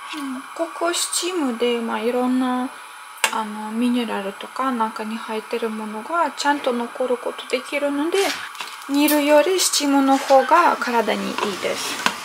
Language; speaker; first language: Japanese; non-native, fluent; Russian